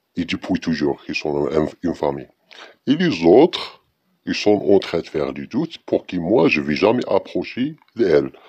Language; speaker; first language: French; non-native, learner; Arabic